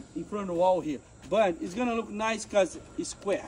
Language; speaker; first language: English; non-native, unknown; Portuguese